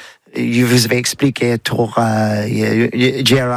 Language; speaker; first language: French; non-native, learner; English